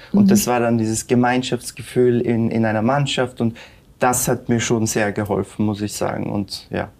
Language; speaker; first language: German; early bilingual, other home language; Turkish